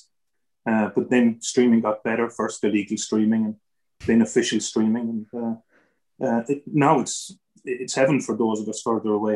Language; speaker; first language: English; native; English